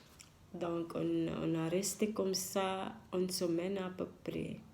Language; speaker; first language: French; non-native, learner; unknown